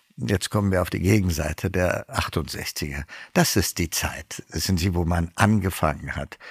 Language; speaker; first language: German; non-native, fluent; Amharic